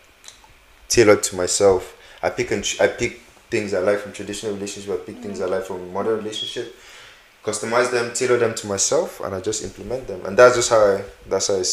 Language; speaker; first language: English; non-native, local second language; Hausa